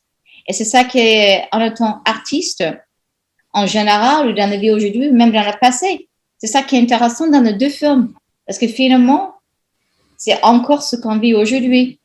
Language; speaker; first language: French; non-native, fluent; English